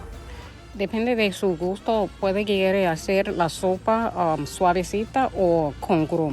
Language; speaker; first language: Spanish; early bilingual, heritage; Spanish